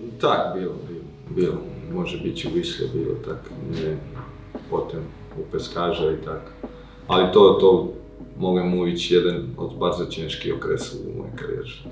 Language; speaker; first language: Polish; non-native, learner; Croatian